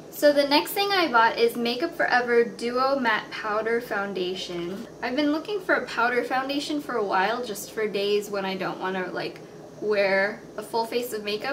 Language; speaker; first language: English; native; English